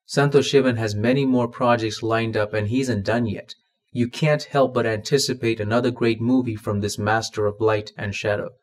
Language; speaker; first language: English; non-native, local second language; Malayalam